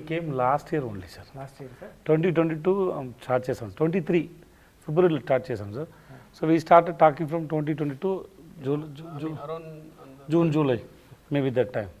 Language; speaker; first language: Telugu; non-native, learner; Tamil